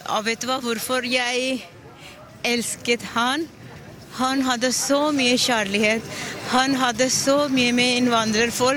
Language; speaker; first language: Norwegian; non-native, learner; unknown